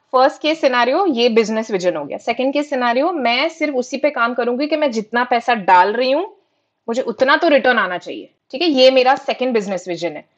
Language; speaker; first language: Hindi; non-native, local second language; Marathi